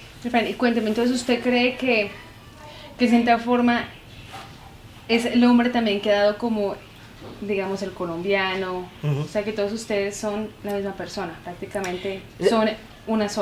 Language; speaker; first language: Spanish; native; Spanish